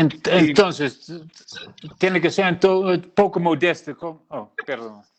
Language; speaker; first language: Spanish; non-native, learner; Dutch